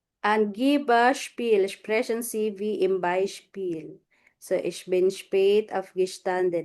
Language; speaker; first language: German; non-native, fluent; Filipino